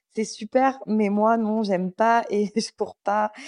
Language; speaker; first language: French; native; French